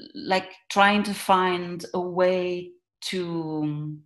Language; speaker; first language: English; non-native, fluent; Dutch